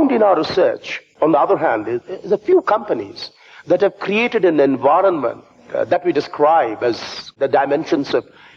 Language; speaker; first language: English; non-native, local second language; Bangla